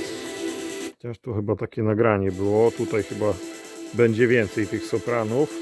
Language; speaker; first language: Polish; native; Polish